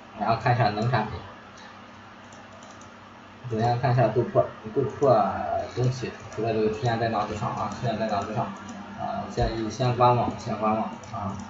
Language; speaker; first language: Chinese; native; Chinese